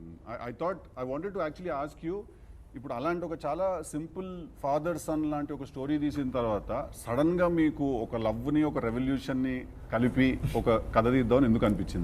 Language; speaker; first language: Telugu; native; Telugu